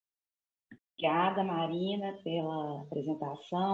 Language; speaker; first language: Portuguese; native; Portuguese